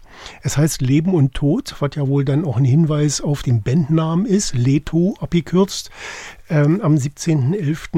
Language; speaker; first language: German; native; German